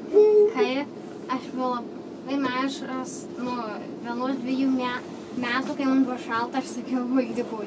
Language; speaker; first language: Lithuanian; early bilingual, heritage; Lithuanian